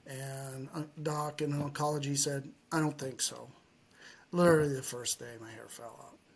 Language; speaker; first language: English; native; English